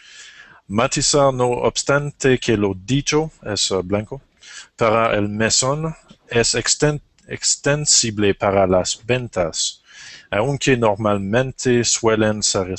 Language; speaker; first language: Spanish; non-native, learner; English